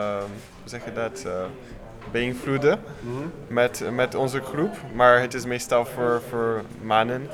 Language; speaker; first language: Dutch; non-native, learner; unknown